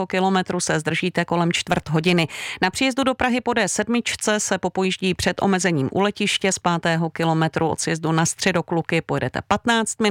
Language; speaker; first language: Czech; native; Czech